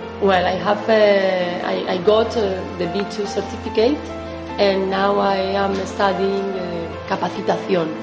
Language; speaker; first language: English; non-native, fluent; Spanish